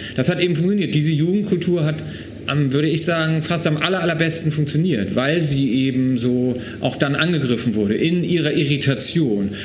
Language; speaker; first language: German; native; German